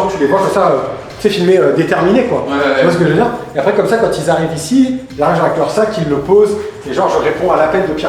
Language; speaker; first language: French; native; French